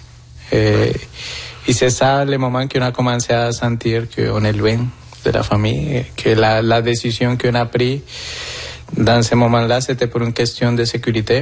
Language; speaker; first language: French; non-native, fluent; Spanish